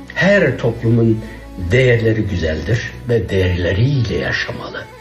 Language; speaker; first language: Turkish; non-native, local second language; Kurdish